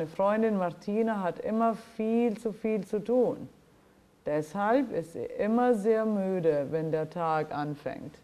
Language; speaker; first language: German; non-native, fluent; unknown